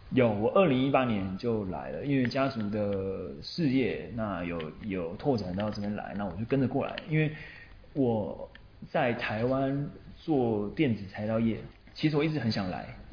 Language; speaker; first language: Chinese; native; Chinese